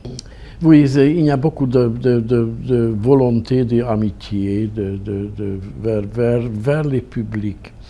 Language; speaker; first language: French; non-native, fluent; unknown